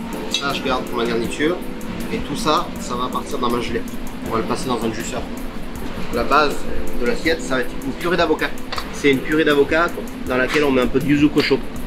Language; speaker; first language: French; native; French